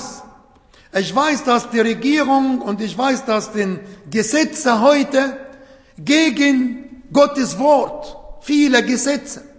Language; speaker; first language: German; non-native, fluent; Arabic